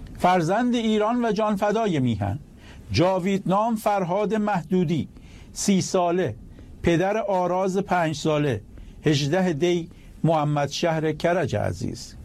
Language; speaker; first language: Persian; native; Persian